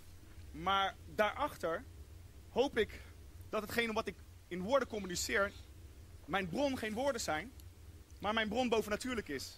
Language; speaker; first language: Dutch; native; Dutch